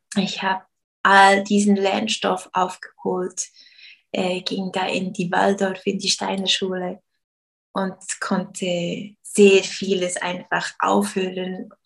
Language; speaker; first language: German; early bilingual, other home language; Portuguese